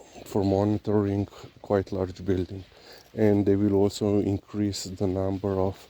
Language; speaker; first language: English; non-native, fluent; Slovenian